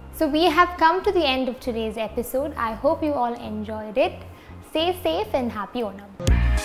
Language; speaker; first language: English; non-native, local second language; Malayalam